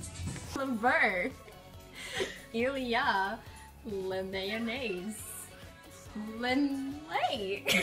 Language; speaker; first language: French; non-native, learner; English